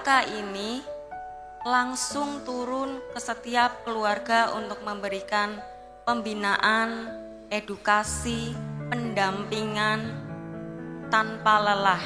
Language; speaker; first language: Indonesian; native; Indonesian